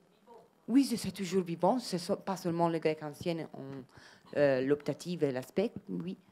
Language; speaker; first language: French; non-native, learner; Italian